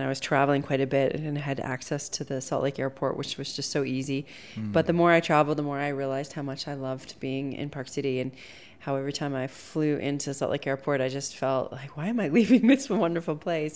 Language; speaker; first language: English; native; English